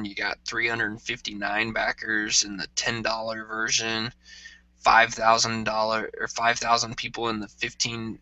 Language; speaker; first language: English; native; English